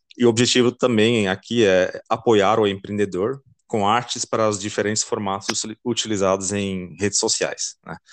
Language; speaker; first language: Portuguese; non-native, fluent; Dutch